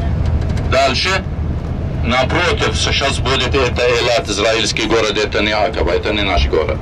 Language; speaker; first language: Russian; non-native, fluent; Arabic